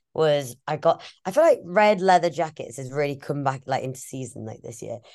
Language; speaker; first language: English; native; English